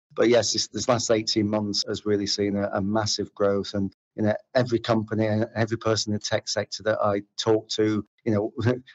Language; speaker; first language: English; native; English